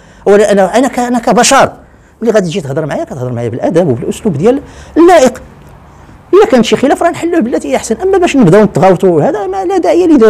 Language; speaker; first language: Arabic; native; Arabic